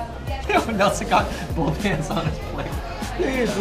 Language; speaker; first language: English; native; English